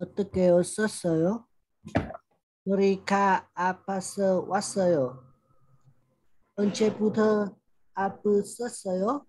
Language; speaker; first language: Korean; non-native, learner; Vietnamese